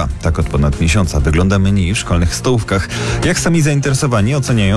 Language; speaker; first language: Polish; native; Polish